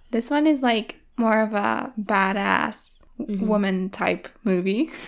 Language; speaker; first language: English; early bilingual, other home language; Japanese